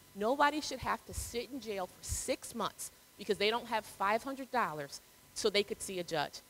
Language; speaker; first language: English; native; English